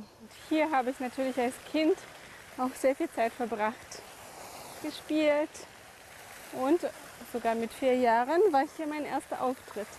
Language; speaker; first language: German; native; German